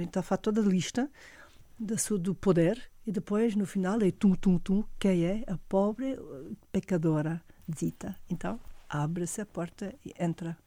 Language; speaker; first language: Portuguese; non-native, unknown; German